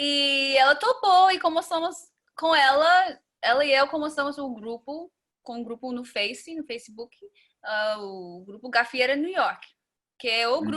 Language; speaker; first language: Portuguese; non-native, fluent; English